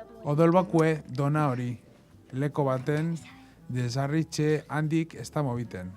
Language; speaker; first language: Basque; native; Basque